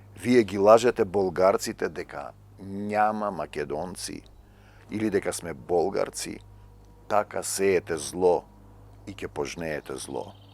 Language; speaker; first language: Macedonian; native; Macedonian